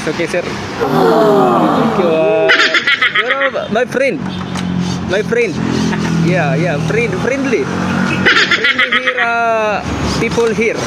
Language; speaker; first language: English; non-native, local second language; Cebuano